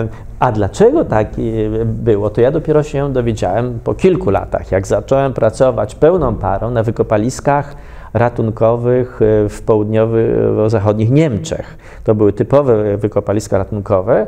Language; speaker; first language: Polish; native; Polish